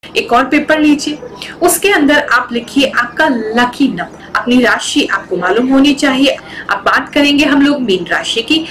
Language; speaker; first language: Hindi; native; Hindi